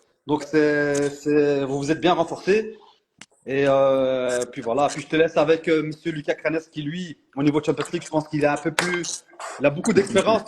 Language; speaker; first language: French; native; French